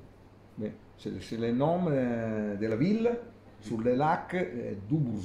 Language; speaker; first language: French; non-native, fluent; Italian